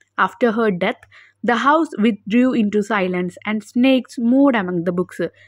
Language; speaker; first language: English; non-native, local second language; Malayalam